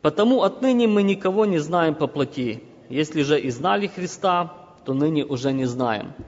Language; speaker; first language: Russian; non-native, local second language; Ukrainian